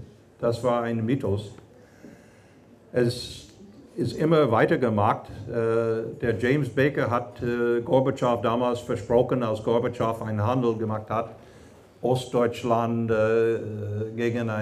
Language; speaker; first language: German; non-native, fluent; English